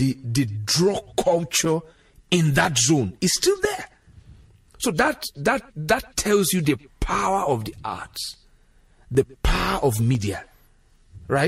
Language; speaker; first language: English; non-native, local second language; Yoruba